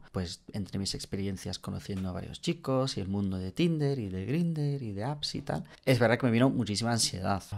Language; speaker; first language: Spanish; non-native, fluent; English